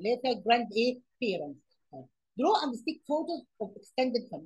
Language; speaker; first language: English; non-native, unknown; Arabic